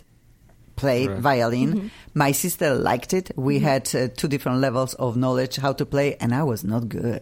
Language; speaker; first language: English; non-native, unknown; Russian